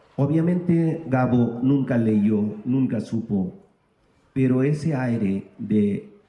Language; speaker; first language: Spanish; non-native, fluent; Bangla